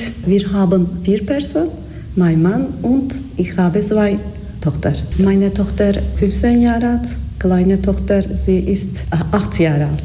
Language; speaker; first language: German; non-native, learner; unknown